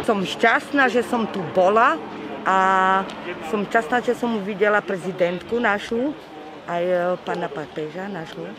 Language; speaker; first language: Slovak; non-native, local second language; Romany